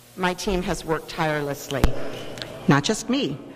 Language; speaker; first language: English; native; English